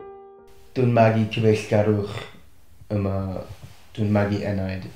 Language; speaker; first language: Welsh; non-native, fluent; English